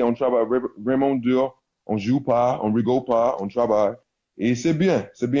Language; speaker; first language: French; non-native, learner; English